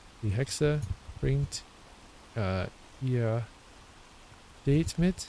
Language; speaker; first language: German; non-native, learner; English